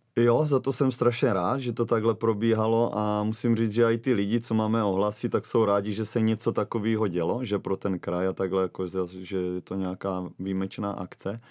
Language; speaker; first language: Czech; native; Czech